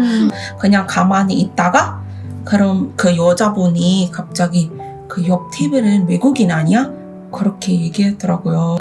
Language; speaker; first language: Korean; non-native, fluent; Indonesian